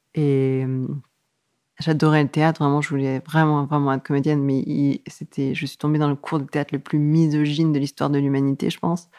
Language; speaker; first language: French; native; French